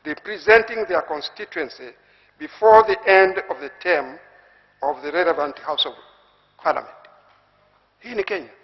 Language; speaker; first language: English; non-native, local second language; Swahili